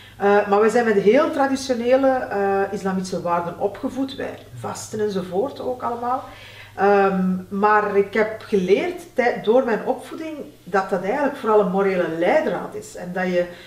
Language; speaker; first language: Dutch; non-native, local second language; Turkish